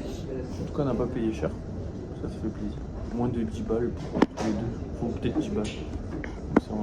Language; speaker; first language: French; native; French